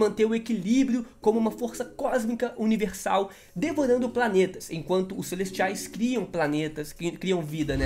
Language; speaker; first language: Portuguese; native; Portuguese